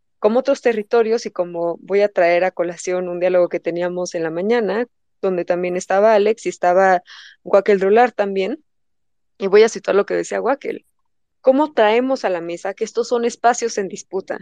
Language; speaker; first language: Spanish; native; Spanish